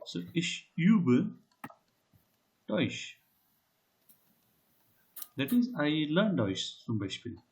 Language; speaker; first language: German; non-native, learner; Hindi